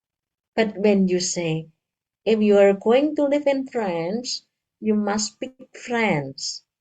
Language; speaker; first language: English; non-native, fluent; Indonesian